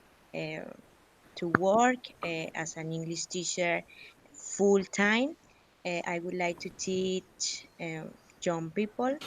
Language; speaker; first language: English; non-native, learner; Spanish